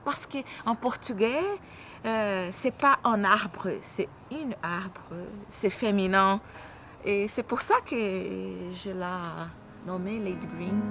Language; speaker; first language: French; non-native, fluent; Portuguese